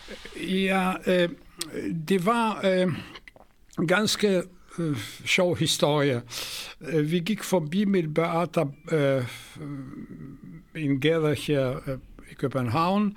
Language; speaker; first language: Swedish; non-native, fluent; Polish